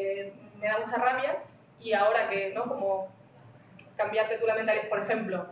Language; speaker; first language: Spanish; native; Spanish